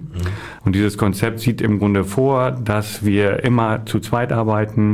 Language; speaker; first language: German; native; German